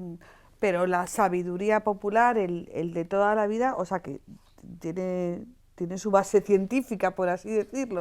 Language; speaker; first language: Spanish; native; Spanish